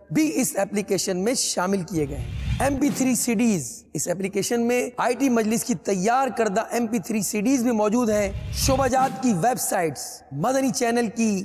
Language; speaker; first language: Urdu; native; Urdu